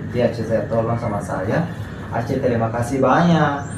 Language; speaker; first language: Indonesian; non-native, learner; Rohingya